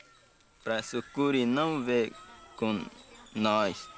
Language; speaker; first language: Portuguese; non-native, local second language; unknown